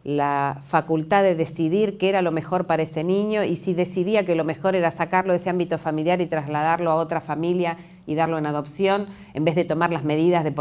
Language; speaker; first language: Spanish; native; Spanish